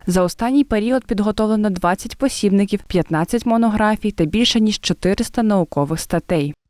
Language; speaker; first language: Ukrainian; native; Ukrainian